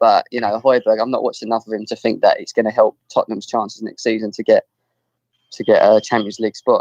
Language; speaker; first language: English; native; English